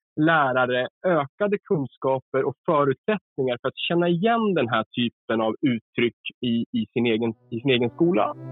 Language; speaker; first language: Swedish; native; Swedish